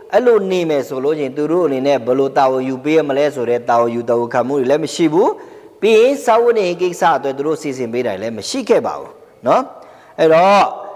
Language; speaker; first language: Burmese; non-native, local second language; Pa'o Karen